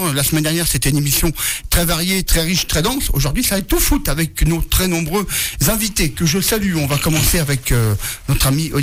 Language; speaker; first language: French; native; French